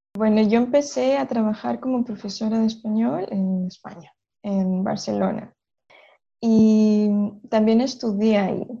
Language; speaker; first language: Spanish; native; Spanish